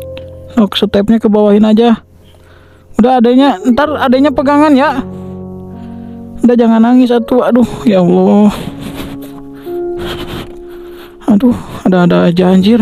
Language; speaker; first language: Indonesian; native; Indonesian